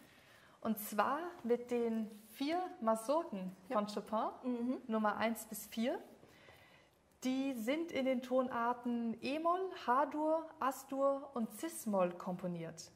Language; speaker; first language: German; native; German